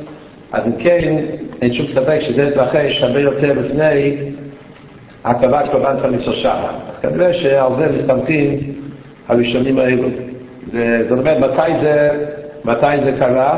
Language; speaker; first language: Hebrew; non-native, fluent; English